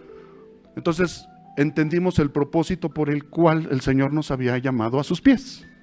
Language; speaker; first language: Spanish; native; Spanish